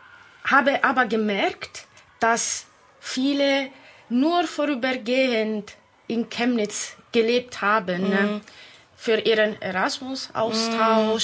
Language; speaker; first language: German; non-native, fluent; Italian